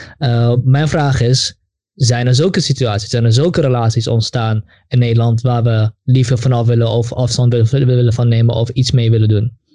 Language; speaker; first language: Dutch; native; Dutch